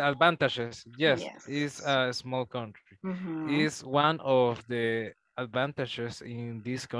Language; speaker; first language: English; non-native, learner; Spanish